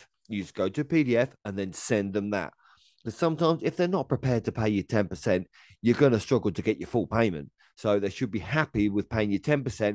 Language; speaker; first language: English; native; English